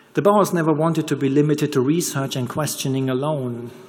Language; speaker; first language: English; non-native, fluent; German